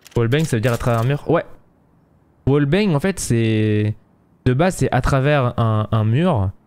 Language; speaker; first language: French; early bilingual, other home language; Korean